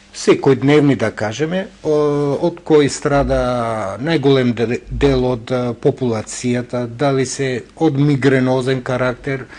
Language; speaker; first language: Macedonian; non-native, local second language; Albanian